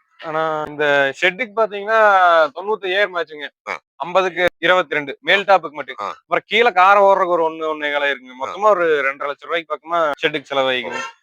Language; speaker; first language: Tamil; native; Tamil